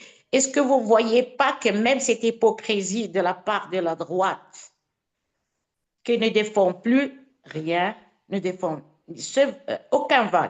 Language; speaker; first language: French; non-native, fluent; Italian